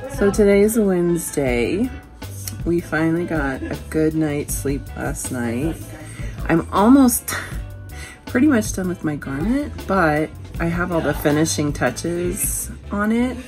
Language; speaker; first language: English; native; English